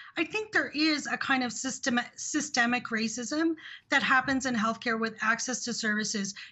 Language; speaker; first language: English; early bilingual, other home language; Hindi